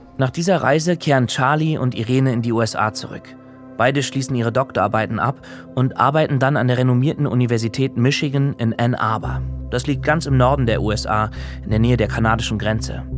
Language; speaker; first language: German; native; German